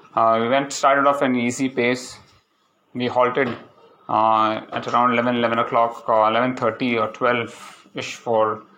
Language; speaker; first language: English; non-native, local second language; Malayalam